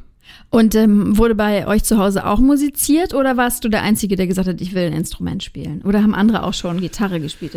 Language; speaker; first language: German; native; German